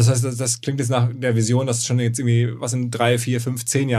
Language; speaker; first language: German; native; German